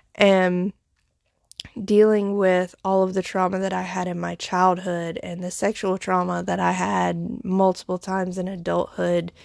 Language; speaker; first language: English; native; English